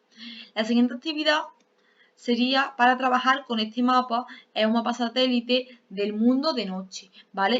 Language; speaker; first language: Spanish; native; Spanish